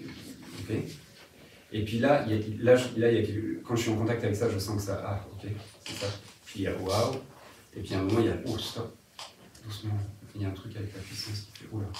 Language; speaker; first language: French; native; French